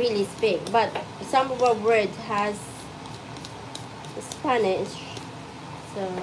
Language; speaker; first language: English; non-native, local second language; Filipino